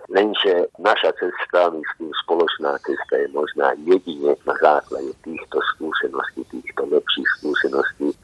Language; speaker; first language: Slovak; non-native, local second language; Hungarian